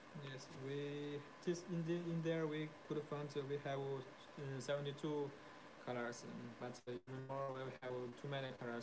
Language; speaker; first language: English; non-native, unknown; Chinese